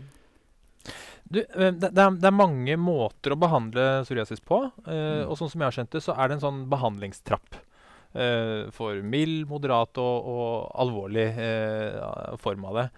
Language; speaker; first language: Norwegian; native; Norwegian